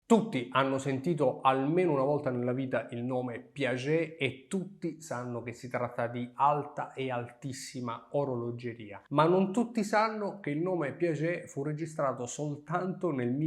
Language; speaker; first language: Italian; native; Italian